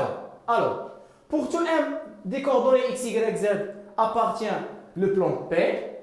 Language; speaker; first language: French; non-native, local second language; Arabic